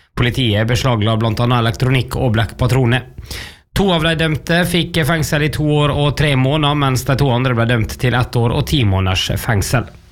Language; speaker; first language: Norwegian; native; Norwegian